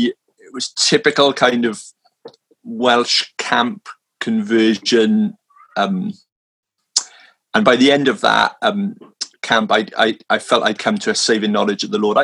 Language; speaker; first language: English; native; English